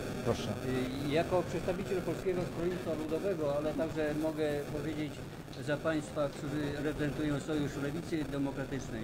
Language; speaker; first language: Polish; native; Polish